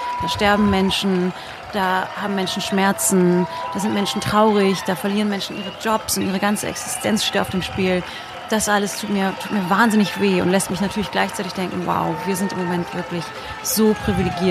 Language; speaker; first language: German; native; German